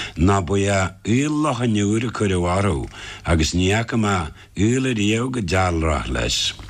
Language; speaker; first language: Irish; native; Irish